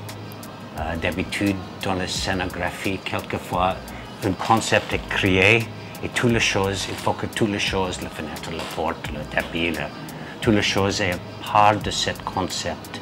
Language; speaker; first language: French; non-native, fluent; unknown